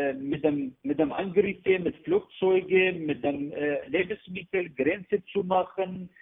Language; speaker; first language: German; non-native, learner; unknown